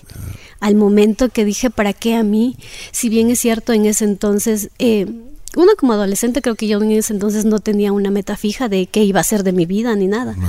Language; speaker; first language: Spanish; native; Spanish